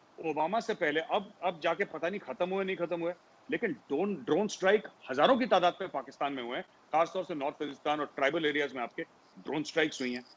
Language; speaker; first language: Hindi; native; Hindi